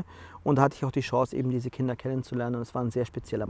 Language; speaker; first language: German; native; German